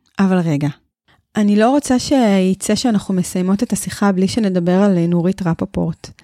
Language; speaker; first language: Hebrew; native; Hebrew